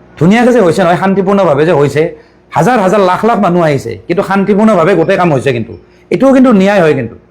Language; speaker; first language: Assamese; native; Assamese